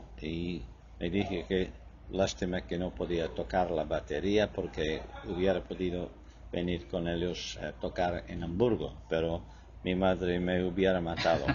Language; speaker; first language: Spanish; non-native, fluent; English